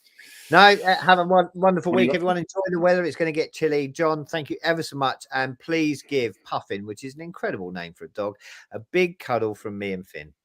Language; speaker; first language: English; native; English